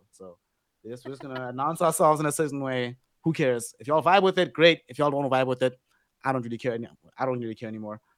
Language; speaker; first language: English; non-native, local second language; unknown